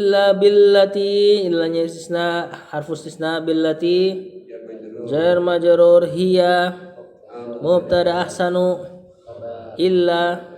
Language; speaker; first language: Arabic; non-native, fluent; Indonesian